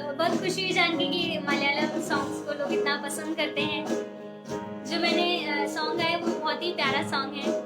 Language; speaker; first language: Hindi; non-native, local second language; Malayalam